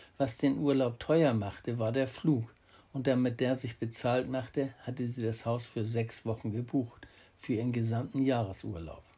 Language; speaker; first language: German; native; German